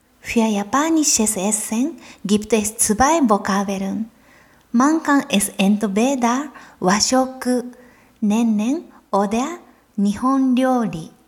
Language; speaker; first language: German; non-native, fluent; Japanese